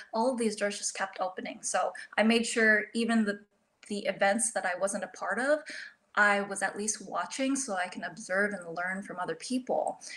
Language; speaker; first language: English; early bilingual, other home language; Filipino